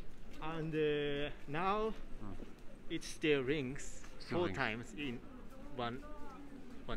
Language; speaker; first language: English; non-native, learner; Japanese